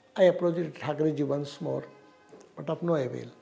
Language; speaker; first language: English; non-native, local second language; Tamil